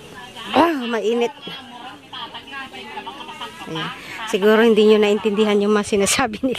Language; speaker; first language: Filipino; non-native, local second language; Iloko